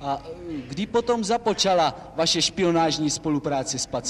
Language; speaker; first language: Czech; native; Czech